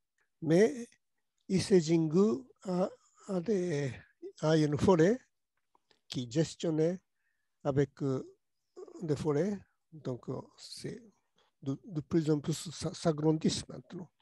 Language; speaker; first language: French; non-native, learner; Japanese